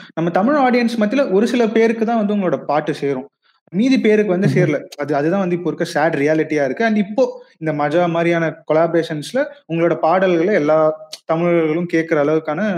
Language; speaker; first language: Tamil; native; Tamil